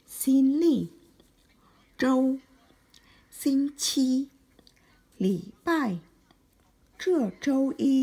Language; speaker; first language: Chinese; non-native, learner; Vietnamese